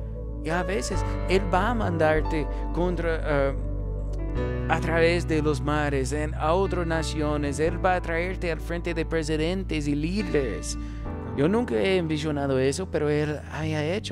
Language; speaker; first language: Spanish; non-native, fluent; English